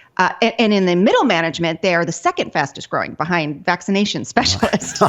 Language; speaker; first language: English; native; English